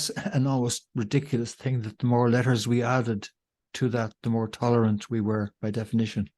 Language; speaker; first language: English; native; English